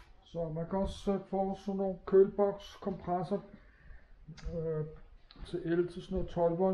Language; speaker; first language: Danish; non-native, fluent; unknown